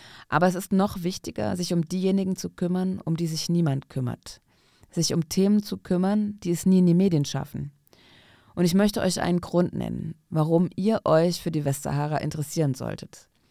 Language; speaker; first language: German; non-native, fluent; Arabic